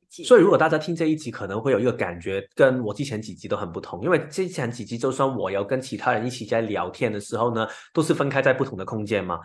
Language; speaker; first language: Chinese; non-native, local second language; Cantonese